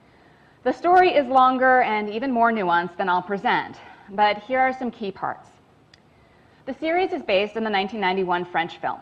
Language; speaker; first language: English; native; English